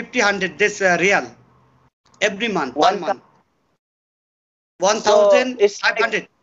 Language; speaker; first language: English; non-native, learner; Bangla